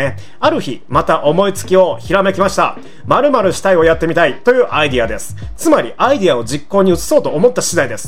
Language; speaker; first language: Japanese; native; Japanese